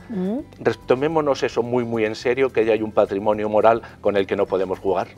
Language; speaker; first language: Spanish; native; Spanish